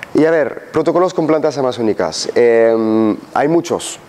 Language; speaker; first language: Spanish; non-native, fluent; French